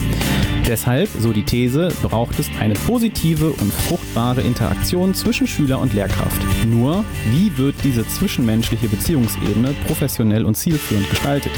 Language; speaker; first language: German; native; German